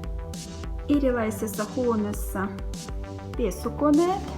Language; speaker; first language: Finnish; non-native, learner; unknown